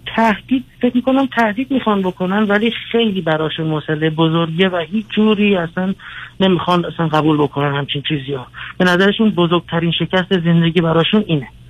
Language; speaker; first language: Persian; early bilingual, other home language; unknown